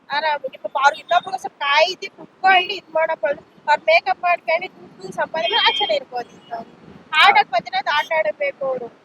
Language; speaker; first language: Kannada; native; Kannada